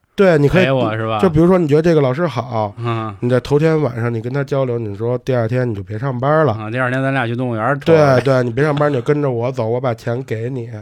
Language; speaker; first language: Chinese; native; Chinese